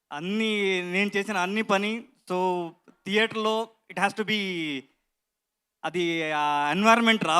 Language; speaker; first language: Telugu; non-native, learner; Kannada